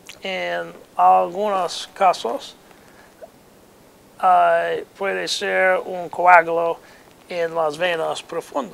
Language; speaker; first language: Spanish; non-native, learner; English